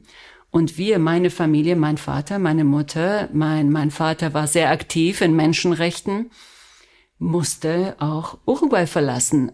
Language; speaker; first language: German; non-native, fluent; Spanish